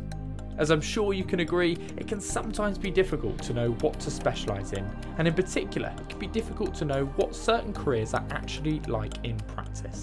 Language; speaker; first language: English; native; English